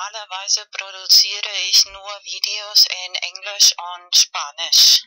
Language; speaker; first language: German; non-native, learner; Spanish